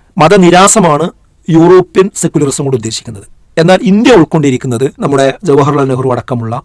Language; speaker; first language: Malayalam; native; Malayalam